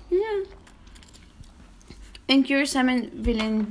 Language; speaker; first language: Dutch; non-native, learner; Spanish